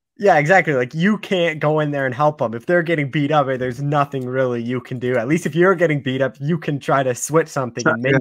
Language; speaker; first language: English; native; English